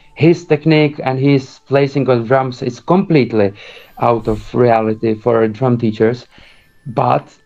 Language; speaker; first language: English; early bilingual, other home language; Czech